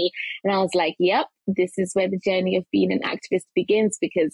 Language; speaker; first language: English; early bilingual, other home language; Shona